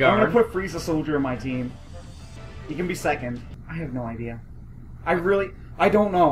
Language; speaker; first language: English; native; English